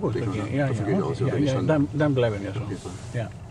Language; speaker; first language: German; non-native, fluent; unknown